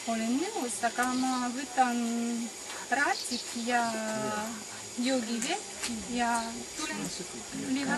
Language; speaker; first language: Estonian; non-native, learner; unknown